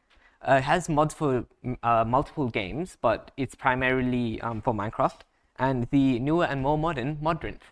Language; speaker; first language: English; native; English